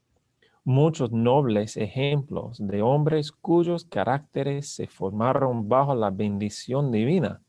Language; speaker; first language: Spanish; non-native, learner; English